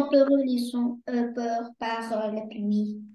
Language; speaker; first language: French; non-native, learner; Arabic